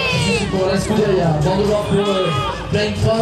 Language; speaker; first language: French; native; French